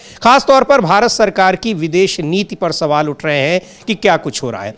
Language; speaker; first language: Hindi; native; Hindi